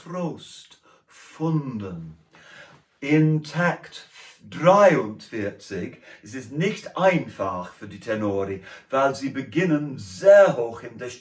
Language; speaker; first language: German; non-native, learner; English